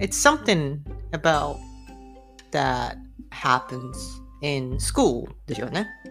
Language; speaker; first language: English; non-native, fluent; Japanese